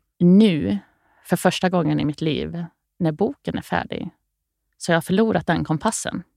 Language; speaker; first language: Swedish; native; Swedish